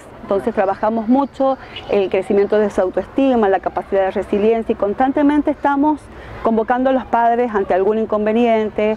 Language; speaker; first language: Spanish; native; Spanish